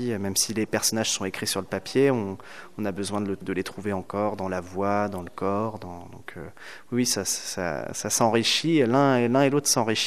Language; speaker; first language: French; native; French